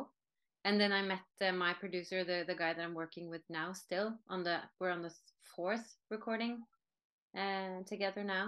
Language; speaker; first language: English; non-native, fluent; Norwegian